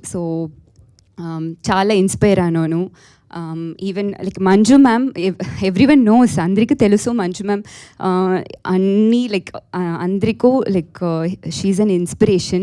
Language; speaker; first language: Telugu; non-native, local second language; Tamil